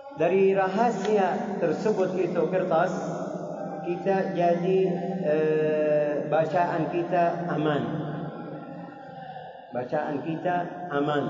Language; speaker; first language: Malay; non-native, learner; Arabic